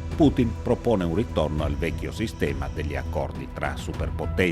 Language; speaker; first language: Italian; native; Italian